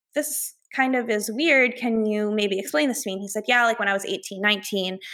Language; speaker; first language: English; native; English